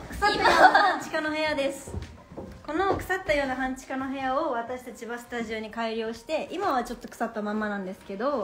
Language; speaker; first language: Japanese; native; Japanese